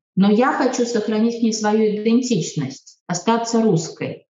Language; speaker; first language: Russian; native; Russian